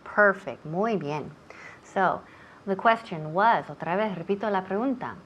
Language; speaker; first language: Spanish; non-native, fluent; English